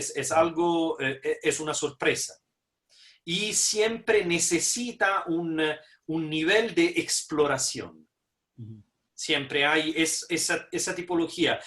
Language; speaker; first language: Spanish; non-native, fluent; Italian